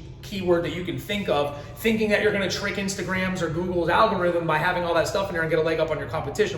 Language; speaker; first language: English; native; English